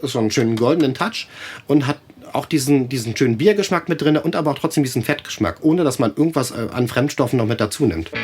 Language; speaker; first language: German; native; German